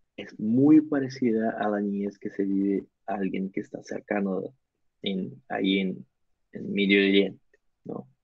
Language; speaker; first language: Spanish; non-native, learner; Portuguese